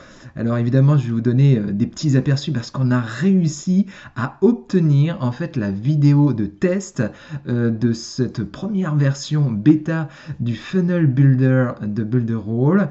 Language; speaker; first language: French; native; French